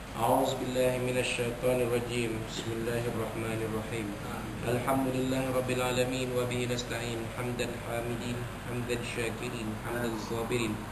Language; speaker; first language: Arabic; non-native, fluent; Malay